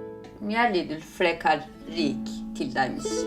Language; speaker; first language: Icelandic; non-native, fluent; Turkish